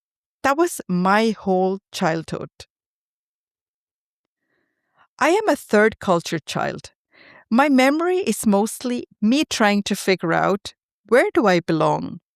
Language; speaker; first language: English; non-native, fluent; Tamil